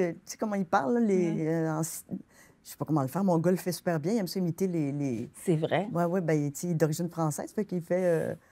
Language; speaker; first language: French; native; French